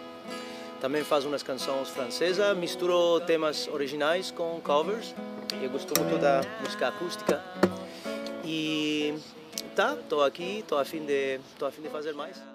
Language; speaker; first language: Portuguese; non-native, learner; French